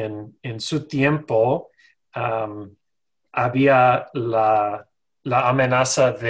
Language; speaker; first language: Spanish; non-native, fluent; English